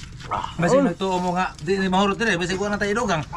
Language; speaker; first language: Filipino; non-native, local second language; Cebuano